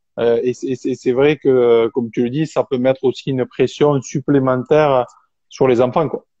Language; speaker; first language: French; native; French